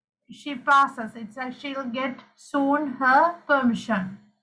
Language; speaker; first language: English; non-native, local second language; Sinhala